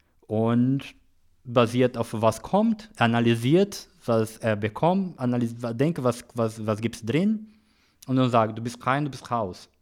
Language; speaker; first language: German; non-native, learner; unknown